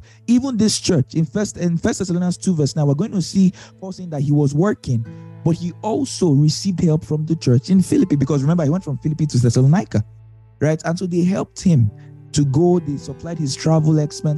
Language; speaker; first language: English; native; English